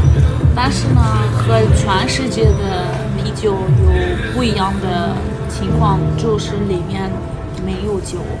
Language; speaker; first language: Chinese; non-native, fluent; Persian